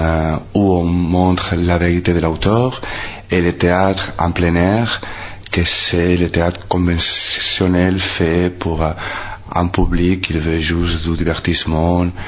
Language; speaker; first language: French; non-native, fluent; Spanish